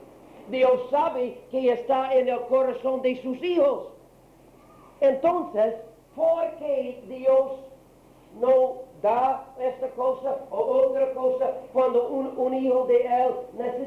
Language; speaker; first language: Spanish; non-native, learner; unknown